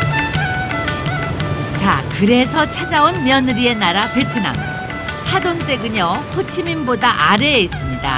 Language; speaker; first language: Korean; native; Korean